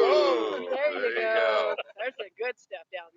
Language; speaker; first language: English; native; English